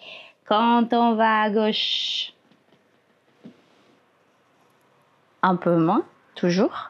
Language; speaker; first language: French; native; French